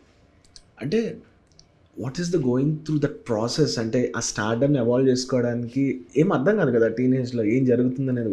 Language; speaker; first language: Telugu; native; Telugu